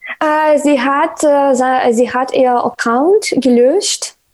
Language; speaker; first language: German; non-native, learner; Ukrainian